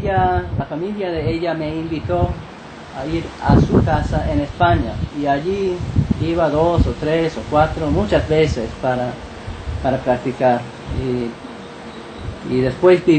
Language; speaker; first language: Spanish; non-native, fluent; English